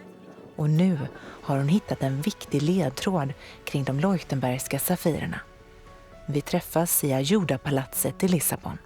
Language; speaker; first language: Swedish; native; Swedish